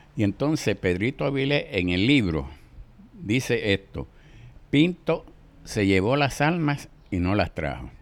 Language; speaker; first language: Spanish; native; Spanish